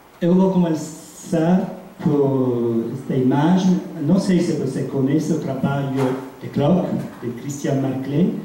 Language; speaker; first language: Portuguese; non-native, fluent; Italian